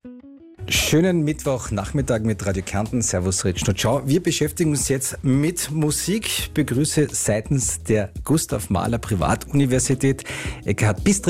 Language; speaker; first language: German; native; German